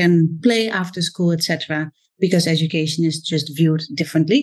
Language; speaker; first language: English; non-native, fluent; Dutch